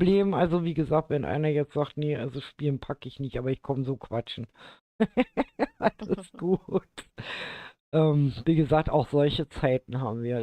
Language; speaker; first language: German; native; German